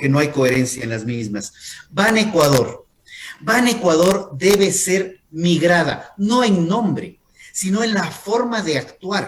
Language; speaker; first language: Spanish; native; Spanish